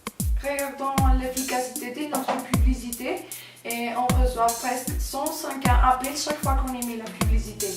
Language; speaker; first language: French; non-native, learner; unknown